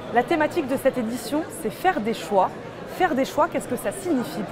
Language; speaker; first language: French; native; French